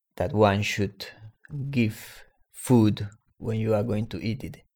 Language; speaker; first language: English; non-native, fluent; Spanish